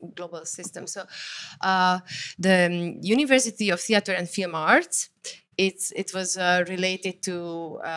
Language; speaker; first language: English; non-native, fluent; Hungarian